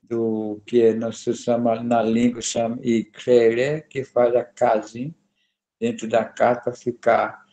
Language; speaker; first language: Portuguese; non-native, local second language; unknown